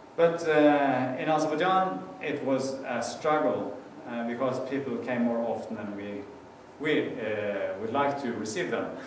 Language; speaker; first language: English; non-native, fluent; Norwegian